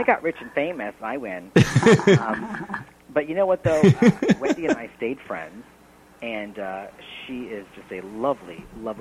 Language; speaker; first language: English; native; English